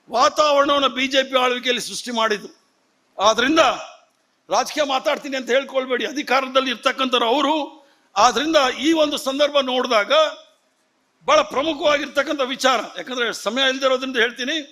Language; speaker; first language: Kannada; non-native, local second language; Tamil